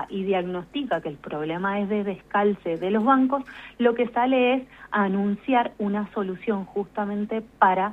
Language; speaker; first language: Spanish; native; Spanish